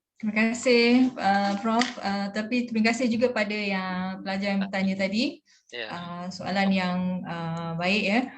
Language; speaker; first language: Malay; native; Malay